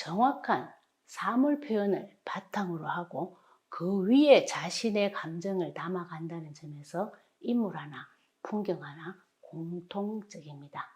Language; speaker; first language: Korean; native; Korean